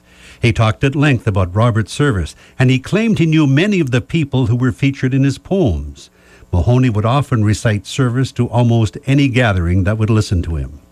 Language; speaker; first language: English; native; English